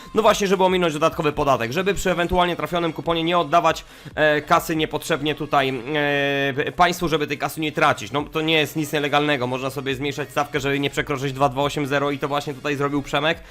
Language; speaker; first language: Polish; native; Polish